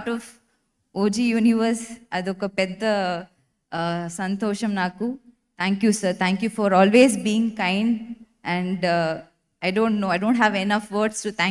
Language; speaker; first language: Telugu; non-native, learner; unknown